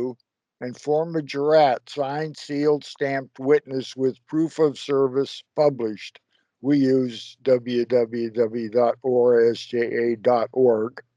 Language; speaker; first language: English; native; English